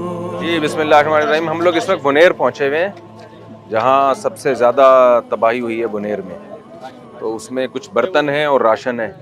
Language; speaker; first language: Urdu; native; Urdu